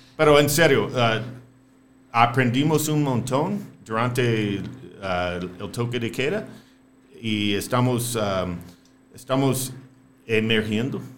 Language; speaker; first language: Spanish; non-native, fluent; English